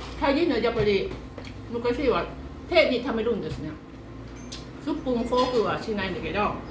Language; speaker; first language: Japanese; non-native, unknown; Thai